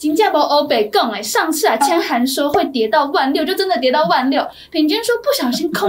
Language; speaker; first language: Chinese; native; Chinese